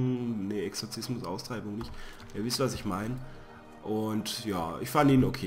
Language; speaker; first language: German; native; German